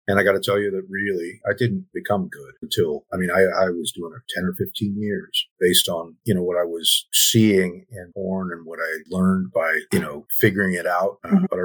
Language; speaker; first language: English; native; English